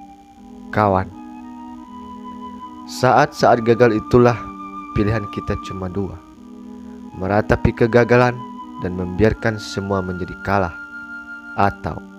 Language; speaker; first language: Indonesian; native; Indonesian